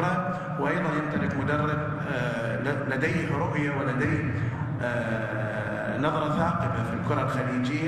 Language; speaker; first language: Arabic; native; Arabic